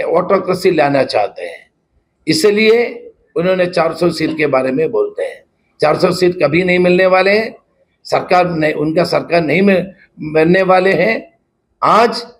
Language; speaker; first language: Hindi; non-native, local second language; Marathi